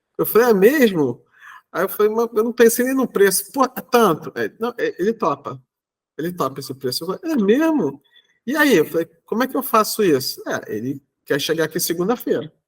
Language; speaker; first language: Portuguese; native; Portuguese